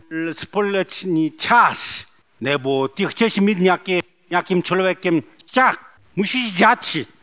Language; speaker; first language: Czech; non-native, learner; Korean